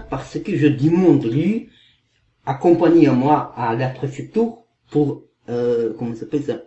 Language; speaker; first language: French; non-native, learner; Kazakh